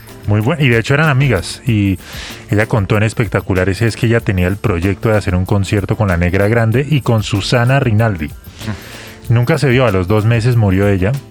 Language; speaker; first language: Spanish; native; Spanish